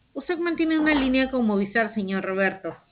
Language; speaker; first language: Spanish; native; Spanish